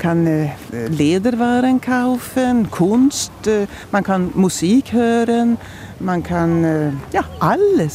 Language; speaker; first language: German; non-native, fluent; Swedish